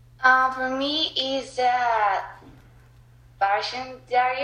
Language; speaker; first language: English; non-native, learner; Spanish